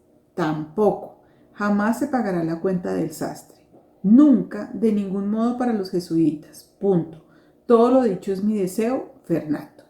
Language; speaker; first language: Spanish; native; Spanish